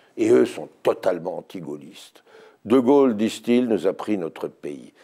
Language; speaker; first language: French; native; French